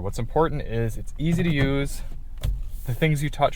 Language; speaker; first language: English; native; English